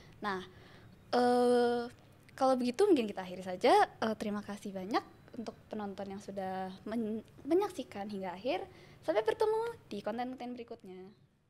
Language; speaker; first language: Indonesian; native; Indonesian